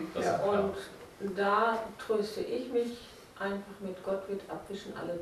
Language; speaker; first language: German; native; German